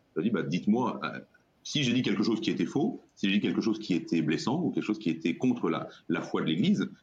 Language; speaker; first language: French; native; French